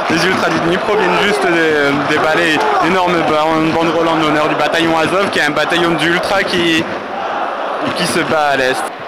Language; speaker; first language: French; native; French